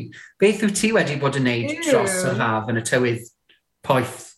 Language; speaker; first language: Welsh; native; Welsh